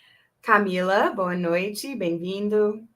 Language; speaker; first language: Portuguese; non-native, fluent; English